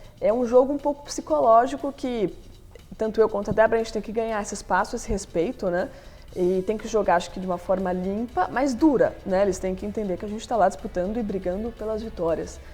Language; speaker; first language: Portuguese; native; Portuguese